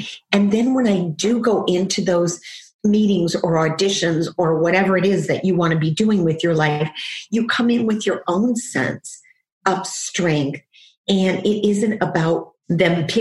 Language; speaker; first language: English; native; English